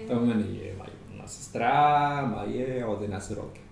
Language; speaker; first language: Ukrainian; non-native, learner; Spanish